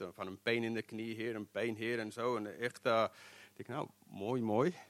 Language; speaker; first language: Dutch; non-native, fluent; English